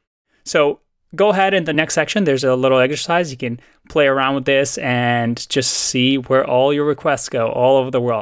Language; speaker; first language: English; native; English